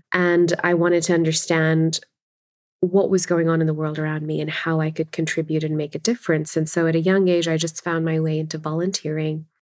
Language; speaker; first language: English; non-native, local second language; Urdu